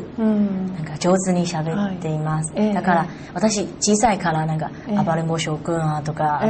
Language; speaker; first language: Japanese; non-native, learner; Chinese